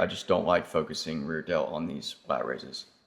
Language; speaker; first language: English; native; English